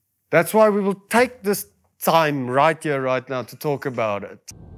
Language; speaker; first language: English; non-native, local second language; Afrikaans